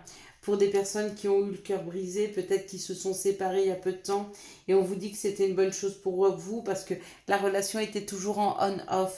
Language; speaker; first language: French; native; French